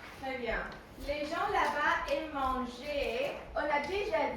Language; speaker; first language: French; non-native, fluent; Spanish